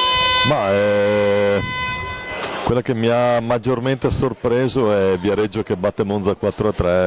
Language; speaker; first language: Italian; native; Italian